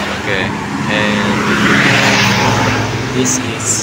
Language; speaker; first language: English; non-native, learner; Indonesian